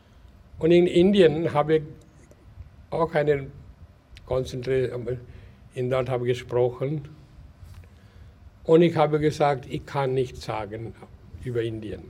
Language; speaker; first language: German; non-native, learner; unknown